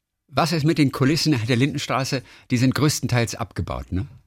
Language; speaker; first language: German; native; German